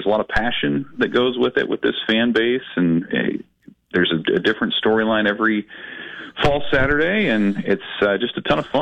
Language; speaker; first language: English; native; English